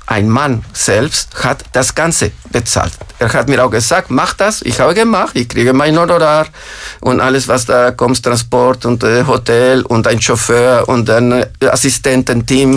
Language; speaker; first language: German; non-native, fluent; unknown